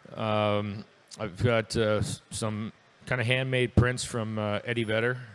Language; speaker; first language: English; native; English